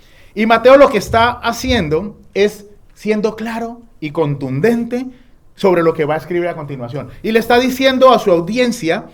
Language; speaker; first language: Spanish; native; Spanish